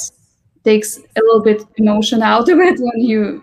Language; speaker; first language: English; non-native, fluent; Russian